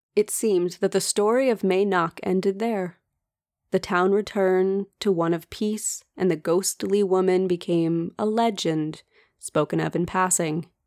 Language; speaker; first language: English; native; English